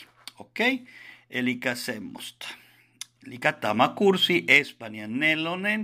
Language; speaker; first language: Finnish; non-native, learner; Spanish